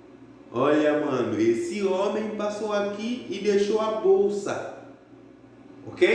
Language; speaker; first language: Portuguese; non-native, fluent; Haitian Creole